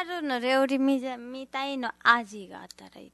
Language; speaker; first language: Japanese; non-native, learner; Nepali